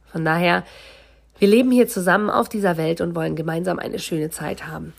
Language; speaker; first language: German; native; German